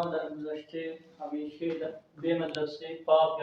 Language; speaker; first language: Persian; non-native, learner; Urdu